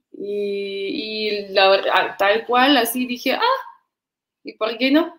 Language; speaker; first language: Spanish; non-native, fluent; Russian